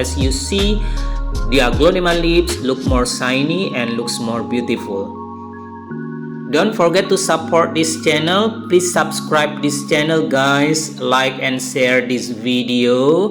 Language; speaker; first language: English; non-native, learner; Indonesian